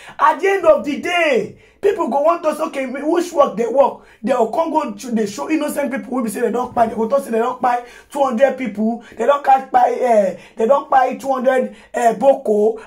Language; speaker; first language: Nigerian Pidgin; non-native, local second language; Yoruba